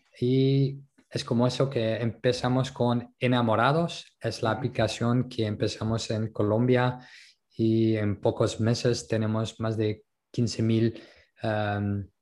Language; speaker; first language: Spanish; non-native, local second language; French